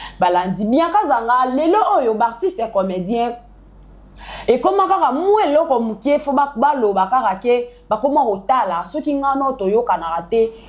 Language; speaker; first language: Lingala; non-native, local second language; Kongo